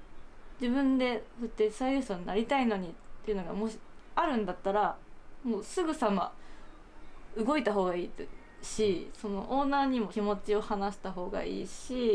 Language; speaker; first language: Japanese; native; Japanese